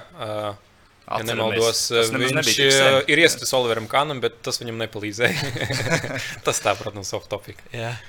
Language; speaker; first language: Latvian; early bilingual, other home language; Lithuanian